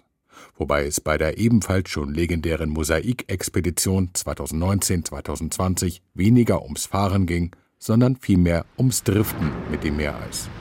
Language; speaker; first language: German; native; German